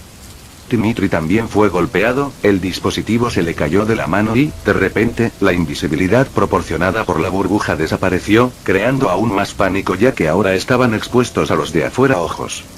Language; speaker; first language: Spanish; native; Spanish